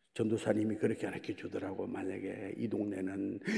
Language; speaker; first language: Korean; native; Korean